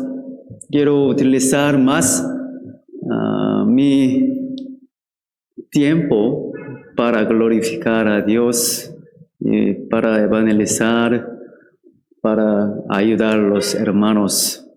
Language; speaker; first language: Spanish; non-native, fluent; Korean